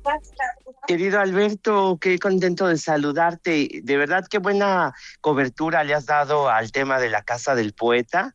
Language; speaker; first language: Spanish; native; Spanish